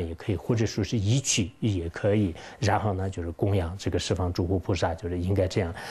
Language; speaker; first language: Chinese; non-native, local second language; Tibetan